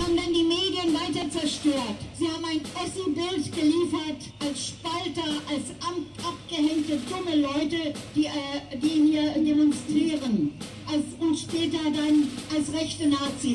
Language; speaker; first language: German; native; German